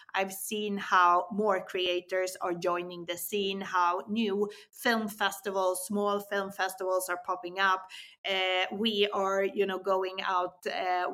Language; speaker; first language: English; non-native, fluent; Swedish